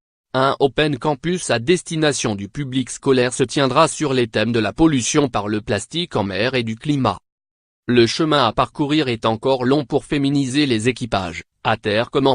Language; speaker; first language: French; native; French